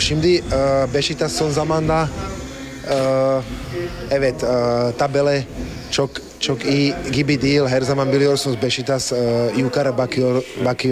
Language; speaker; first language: Turkish; non-native, fluent; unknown